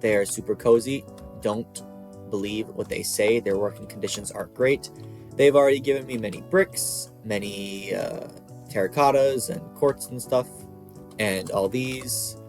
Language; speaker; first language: English; native; English